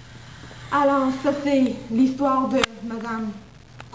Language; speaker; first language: French; non-native, local second language; English